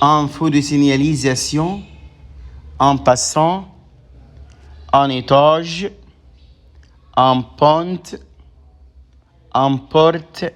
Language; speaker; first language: French; non-native, fluent; Arabic